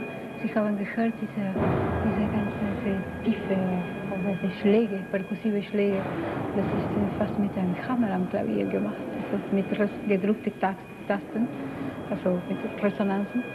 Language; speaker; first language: German; non-native, fluent; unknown